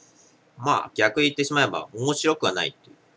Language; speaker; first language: Japanese; native; Japanese